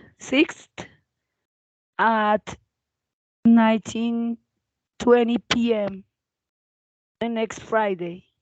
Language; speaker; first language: English; non-native, learner; Spanish